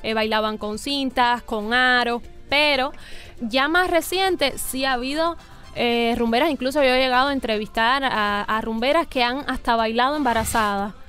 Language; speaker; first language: Spanish; native; Spanish